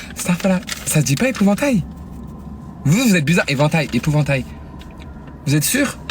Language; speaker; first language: French; native; French